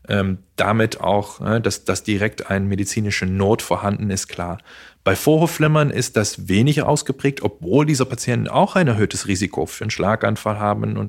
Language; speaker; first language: German; non-native, fluent; Dutch